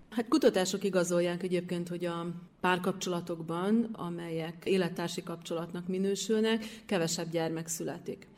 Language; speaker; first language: Hungarian; native; Hungarian